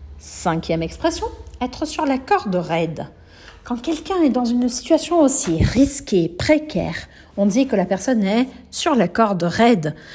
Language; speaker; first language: French; non-native, fluent; Portuguese